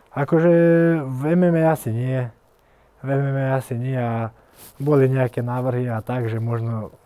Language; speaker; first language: Slovak; early bilingual, heritage; Slovak